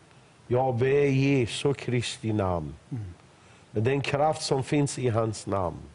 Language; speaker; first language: Swedish; non-native, fluent; Persian